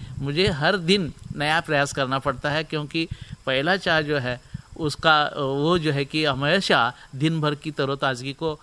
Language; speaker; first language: Hindi; non-native, local second language; Marathi